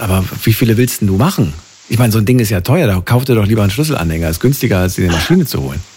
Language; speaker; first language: German; native; German